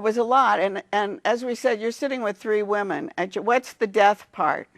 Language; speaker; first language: English; native; English